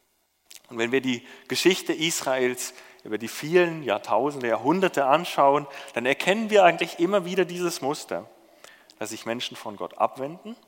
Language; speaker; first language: German; native; German